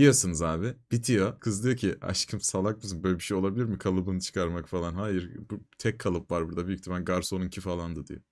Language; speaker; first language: Turkish; native; Turkish